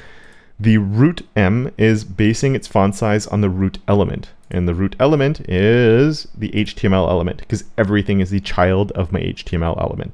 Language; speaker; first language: English; native; English